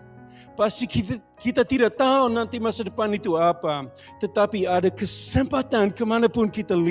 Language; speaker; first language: Indonesian; non-native, learner; English